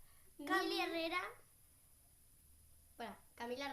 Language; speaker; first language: Spanish; native; Spanish